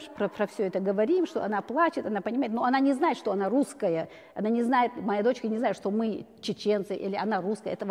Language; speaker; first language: Russian; non-native, local second language; Chechen